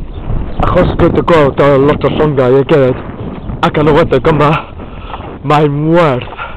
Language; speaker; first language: Welsh; non-native, learner; Hungarian